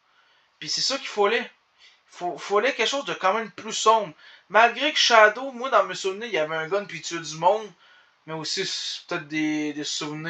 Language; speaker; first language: French; native; French